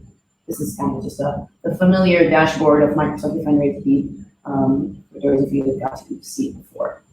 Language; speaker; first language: English; non-native, fluent; Hebrew